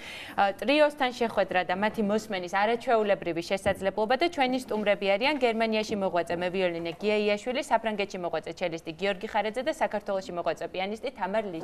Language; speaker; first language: Georgian; native; Georgian